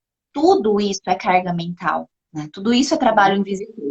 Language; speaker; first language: Portuguese; native; Portuguese